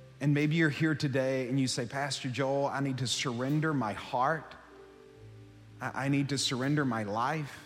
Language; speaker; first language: English; native; English